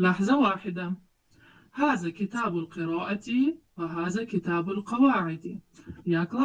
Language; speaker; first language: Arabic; non-native, learner; Tajik